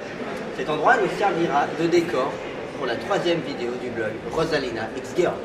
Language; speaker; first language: French; native; French